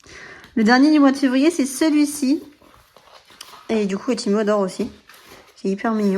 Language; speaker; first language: French; native; French